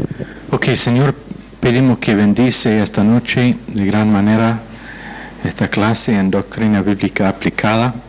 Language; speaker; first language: Spanish; non-native, fluent; English